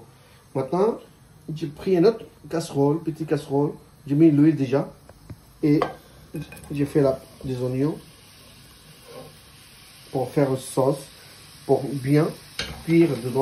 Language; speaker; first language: French; non-native, learner; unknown